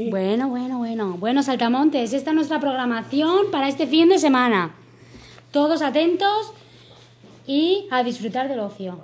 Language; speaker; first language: Spanish; native; Spanish